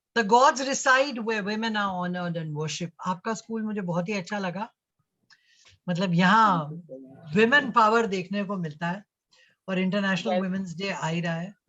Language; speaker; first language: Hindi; native; Hindi